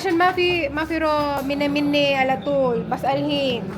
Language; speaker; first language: Arabic; non-native, learner; Filipino